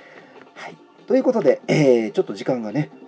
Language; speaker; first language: Japanese; native; Japanese